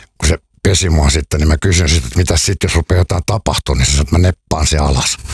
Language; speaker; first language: Finnish; native; Finnish